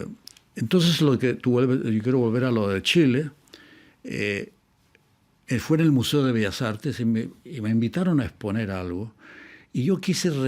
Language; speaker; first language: Spanish; native; Spanish